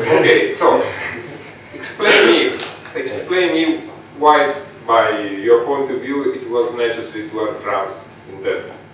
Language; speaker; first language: English; non-native, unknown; Italian